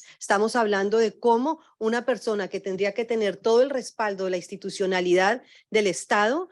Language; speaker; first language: Spanish; native; Spanish